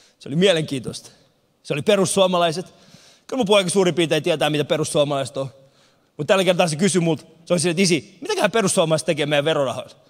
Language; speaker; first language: Finnish; early bilingual, other home language; Persian